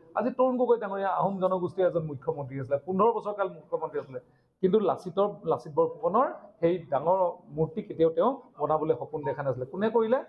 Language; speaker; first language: Assamese; native; Assamese